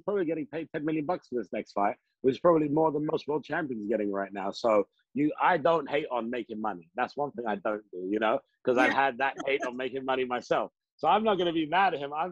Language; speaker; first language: English; native; English